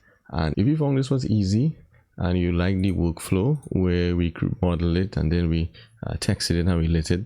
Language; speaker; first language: English; native; English